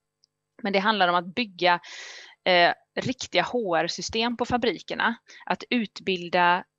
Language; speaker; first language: Swedish; native; Swedish